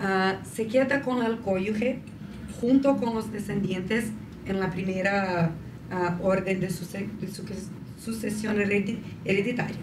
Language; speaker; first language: Spanish; non-native, fluent; Portuguese